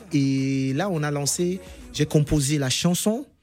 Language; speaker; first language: French; non-native, local second language; English